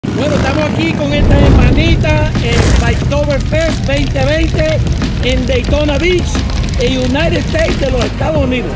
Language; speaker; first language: Spanish; early bilingual, heritage; Spanish